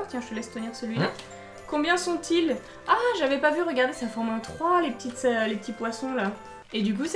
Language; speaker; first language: French; native; French